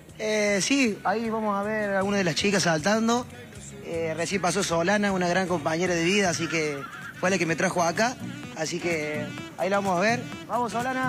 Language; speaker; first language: Spanish; native; Spanish